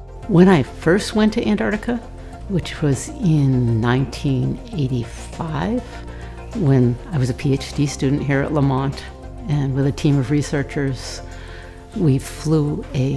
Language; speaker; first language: English; native; English